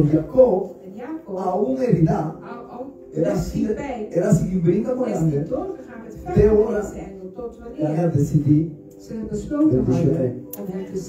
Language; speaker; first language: Dutch; non-native, local second language; Papiamento